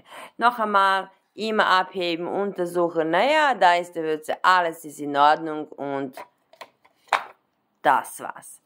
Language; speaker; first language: German; non-native, fluent; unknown